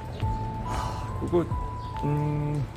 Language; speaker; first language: Japanese; non-native, learner; Korean